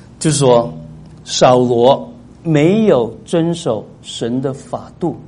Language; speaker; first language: Chinese; non-native, local second language; Cantonese